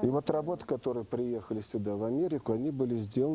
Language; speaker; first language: Russian; native; Russian